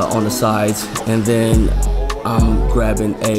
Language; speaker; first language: English; native; English